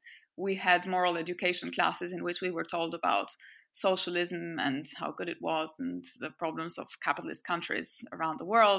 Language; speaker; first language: English; non-native, fluent; French